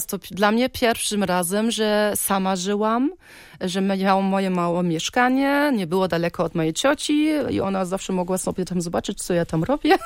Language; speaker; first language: Polish; early bilingual, heritage; Polish